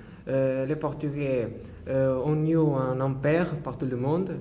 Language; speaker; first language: French; non-native, fluent; Portuguese